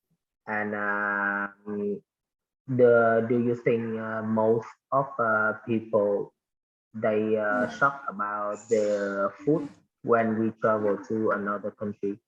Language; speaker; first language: English; non-native, learner; Vietnamese